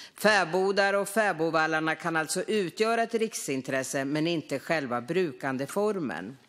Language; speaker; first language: Swedish; native; Swedish